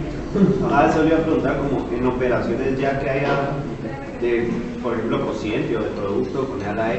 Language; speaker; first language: Spanish; native; Spanish